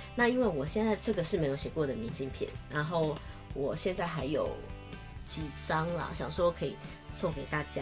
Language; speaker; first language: Chinese; native; Chinese